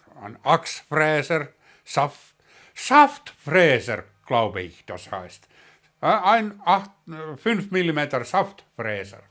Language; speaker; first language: German; non-native, learner; Finnish